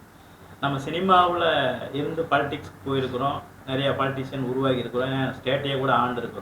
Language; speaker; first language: Tamil; native; Tamil